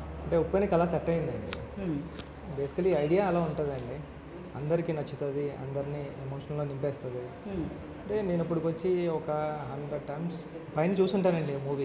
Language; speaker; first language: Telugu; native; Telugu